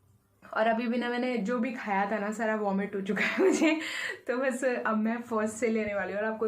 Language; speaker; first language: Hindi; native; Hindi